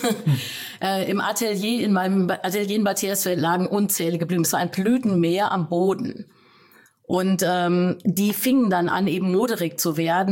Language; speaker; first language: German; native; German